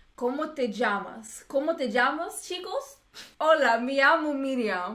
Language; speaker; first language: Spanish; non-native, learner; English